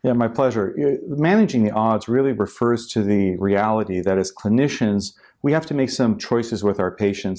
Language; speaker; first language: English; native; English